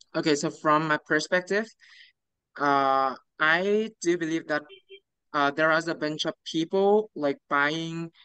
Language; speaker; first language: English; non-native, learner; Vietnamese